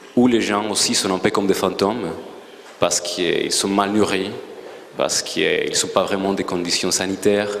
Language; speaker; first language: French; non-native, fluent; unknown